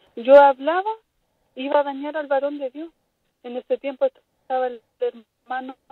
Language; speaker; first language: Spanish; native; Spanish